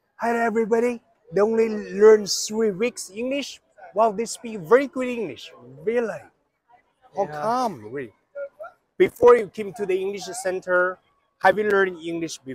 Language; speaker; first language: English; non-native, learner; Chinese